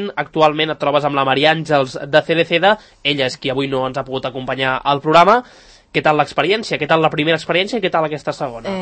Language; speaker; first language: Catalan; native; Catalan